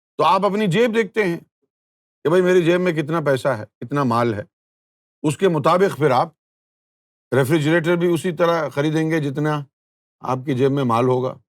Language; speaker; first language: Urdu; native; Urdu